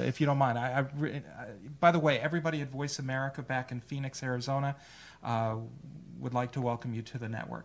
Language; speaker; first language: English; early bilingual, other home language; Italian